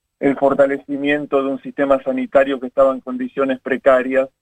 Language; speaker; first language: Spanish; native; Spanish